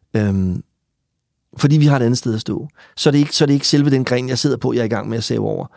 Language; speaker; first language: Danish; native; Danish